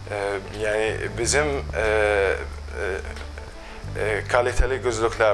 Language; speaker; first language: Turkish; non-native, local second language; Arabic